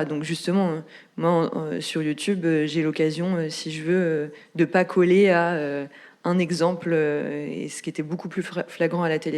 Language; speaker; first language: French; native; French